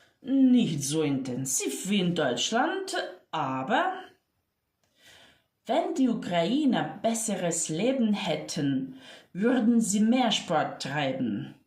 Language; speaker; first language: German; non-native, fluent; Ukrainian